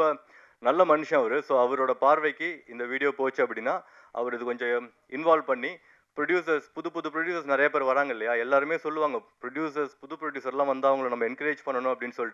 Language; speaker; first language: Tamil; native; Tamil